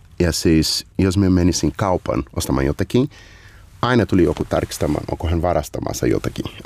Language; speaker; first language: Finnish; non-native, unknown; Portuguese